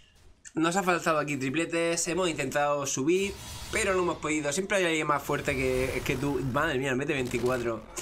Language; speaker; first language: Spanish; native; Spanish